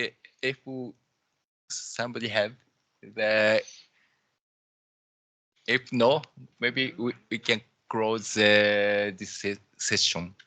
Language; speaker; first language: English; non-native, learner; Japanese